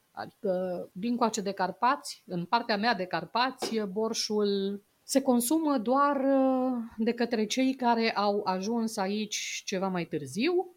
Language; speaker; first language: Romanian; native; Romanian